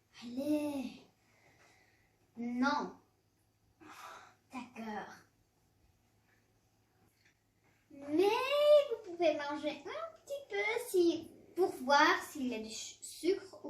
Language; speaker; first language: French; non-native, learner; English